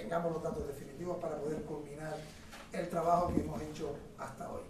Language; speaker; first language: Spanish; native; Spanish